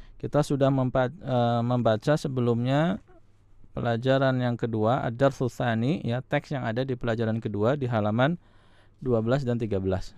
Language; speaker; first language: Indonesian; native; Indonesian